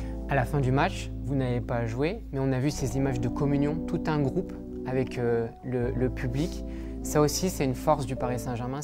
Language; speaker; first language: French; native; French